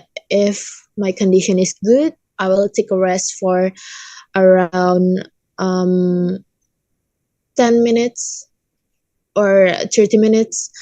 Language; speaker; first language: English; non-native, learner; Indonesian